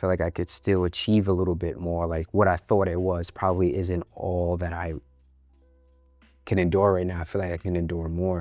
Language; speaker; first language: English; native; English